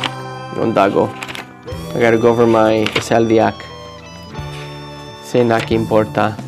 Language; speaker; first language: Basque; non-native, learner; English